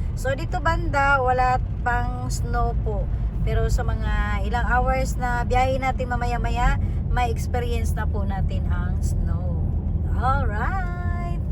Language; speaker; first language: Filipino; non-native, local second language; Cebuano